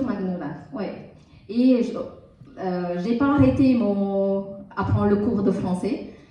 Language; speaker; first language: French; non-native, learner; Tamil